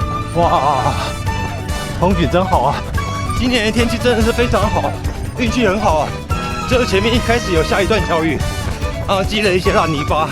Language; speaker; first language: Chinese; native; Chinese